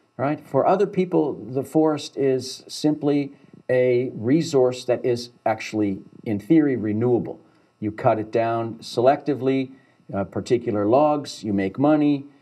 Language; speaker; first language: English; native; English